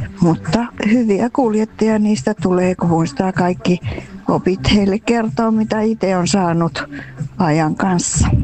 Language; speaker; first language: Finnish; native; Finnish